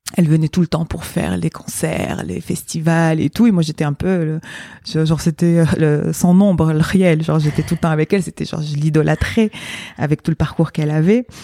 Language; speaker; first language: French; non-native, local second language; Arabic